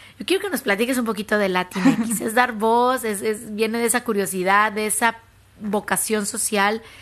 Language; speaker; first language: Spanish; native; Spanish